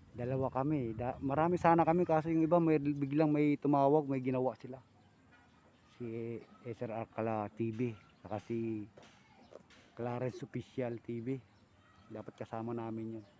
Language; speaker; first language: Filipino; native; Filipino